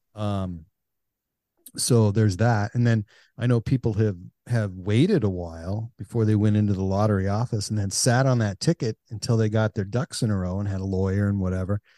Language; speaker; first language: English; native; English